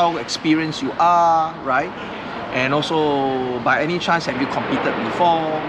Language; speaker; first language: English; non-native, local second language; Chinese